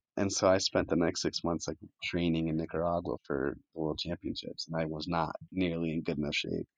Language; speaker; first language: English; early bilingual, other home language; Spanish